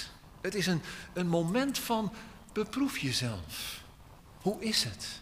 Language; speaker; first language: Dutch; native; Dutch